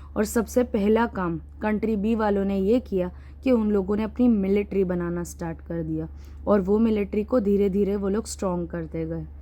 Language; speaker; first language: Hindi; native; Hindi